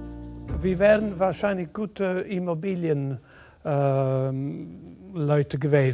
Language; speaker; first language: German; non-native, fluent; English